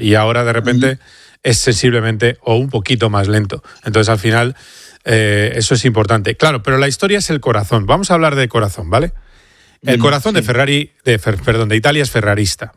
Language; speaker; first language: Spanish; native; Spanish